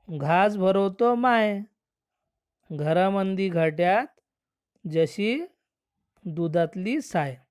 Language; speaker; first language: Marathi; non-native, local second language; Urdu